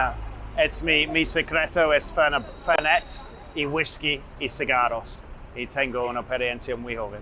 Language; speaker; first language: Spanish; non-native, learner; English